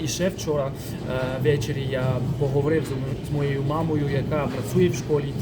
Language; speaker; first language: Ukrainian; non-native, fluent; French